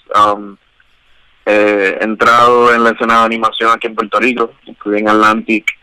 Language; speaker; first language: Spanish; native; Spanish